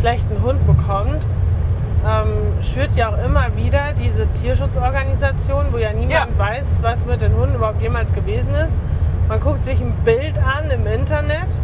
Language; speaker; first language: German; native; German